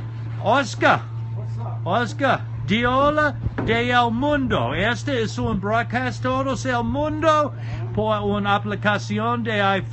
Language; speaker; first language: Spanish; non-native, learner; English